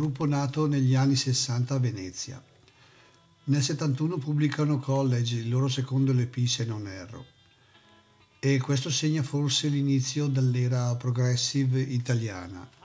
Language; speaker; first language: Italian; native; Italian